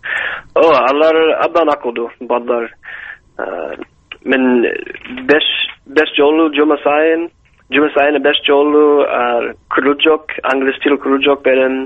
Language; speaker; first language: Kyrgyz; non-native, learner; English